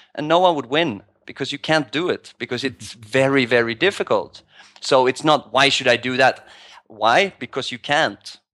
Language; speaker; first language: English; non-native, fluent; Swedish